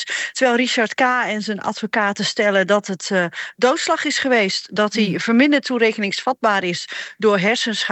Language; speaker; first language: Dutch; native; Dutch